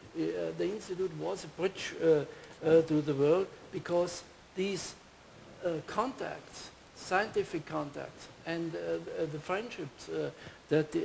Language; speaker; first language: English; non-native, fluent; German